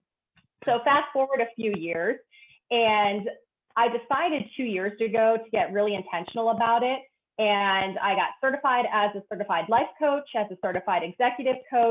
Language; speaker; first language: English; native; English